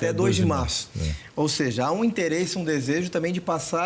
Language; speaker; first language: Portuguese; native; Portuguese